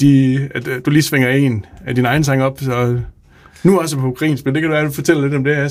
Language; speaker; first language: Danish; native; Danish